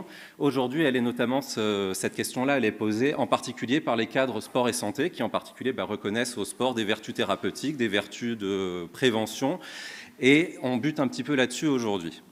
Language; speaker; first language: French; native; French